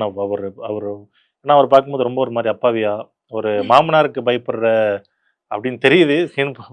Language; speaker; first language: Tamil; native; Tamil